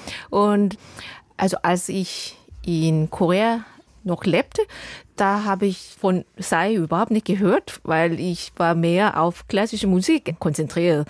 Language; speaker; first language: German; non-native, fluent; Korean